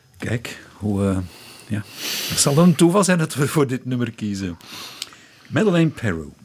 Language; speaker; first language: Dutch; native; Dutch